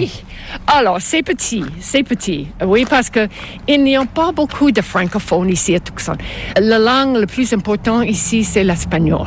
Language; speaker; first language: French; non-native, local second language; English